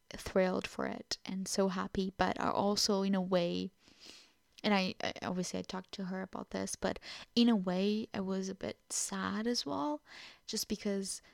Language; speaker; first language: English; non-native, fluent; Portuguese